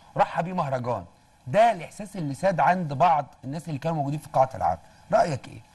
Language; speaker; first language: Egyptian Arabic; native; Egyptian Arabic